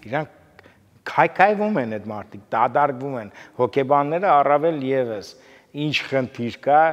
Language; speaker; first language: Armenian; native; Armenian